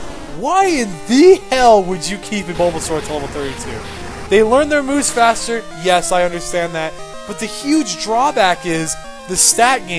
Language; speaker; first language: English; native; English